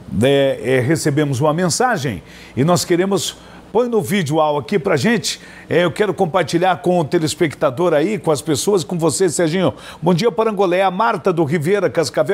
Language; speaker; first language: Portuguese; native; Portuguese